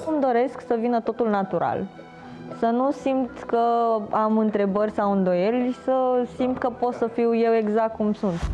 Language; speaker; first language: Romanian; non-native, fluent; Chinese